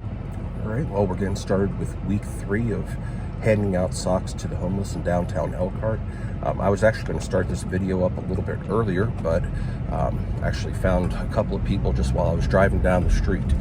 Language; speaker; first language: English; native; English